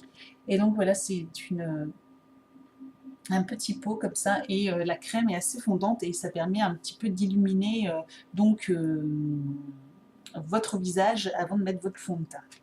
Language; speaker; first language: French; native; French